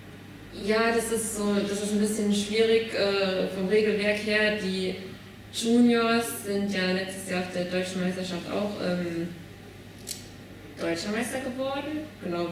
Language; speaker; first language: German; native; German